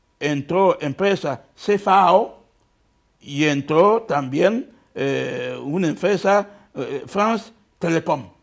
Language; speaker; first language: Spanish; non-native, local second language; Fang